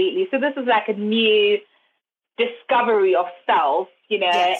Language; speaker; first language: English; non-native, fluent; German